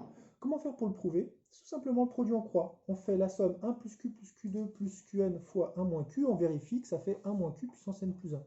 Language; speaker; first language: French; native; French